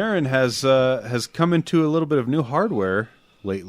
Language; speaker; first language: English; native; English